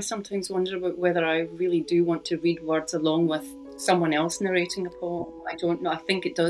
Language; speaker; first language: English; native; English